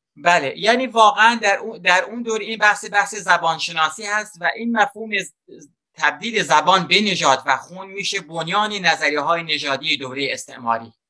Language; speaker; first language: Persian; non-native, local second language; Kurdish